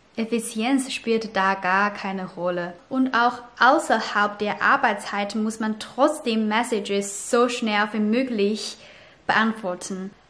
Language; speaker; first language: German; non-native, fluent; Chinese